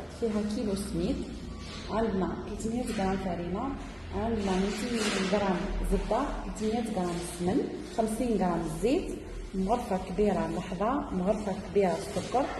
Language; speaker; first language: Arabic; native; Arabic